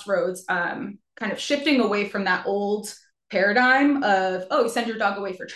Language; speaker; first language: English; native; English